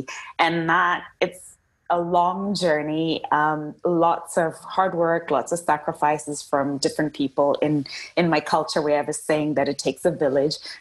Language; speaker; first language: English; non-native, local second language; Shona